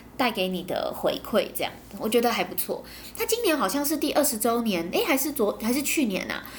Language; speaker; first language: Chinese; native; Chinese